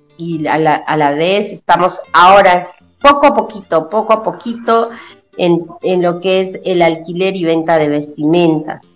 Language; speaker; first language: Spanish; native; Spanish